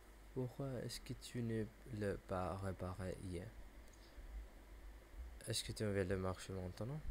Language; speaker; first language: French; non-native, learner; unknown